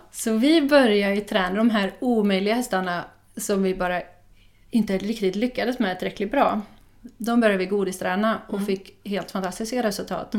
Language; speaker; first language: Swedish; non-native, fluent; Dutch